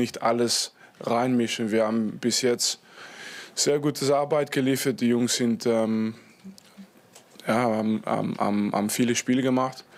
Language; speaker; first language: German; non-native, fluent; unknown